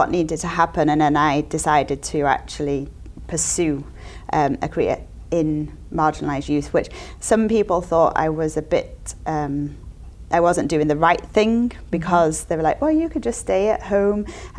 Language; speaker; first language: English; native; English